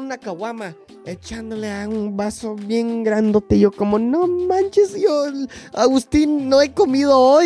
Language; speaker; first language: Spanish; non-native, fluent; English